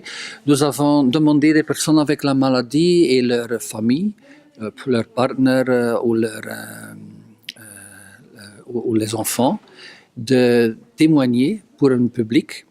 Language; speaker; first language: French; non-native, local second language; Dutch